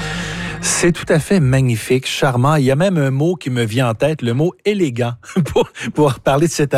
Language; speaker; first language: French; native; French